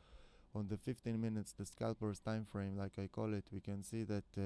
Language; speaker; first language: English; non-native, fluent; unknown